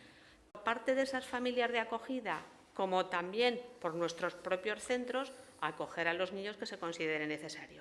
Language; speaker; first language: Spanish; native; Spanish